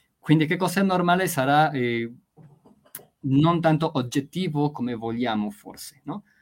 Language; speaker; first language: Italian; non-native, fluent; Spanish